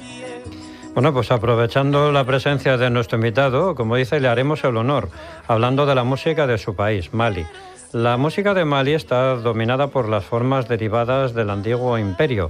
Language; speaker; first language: Spanish; native; Spanish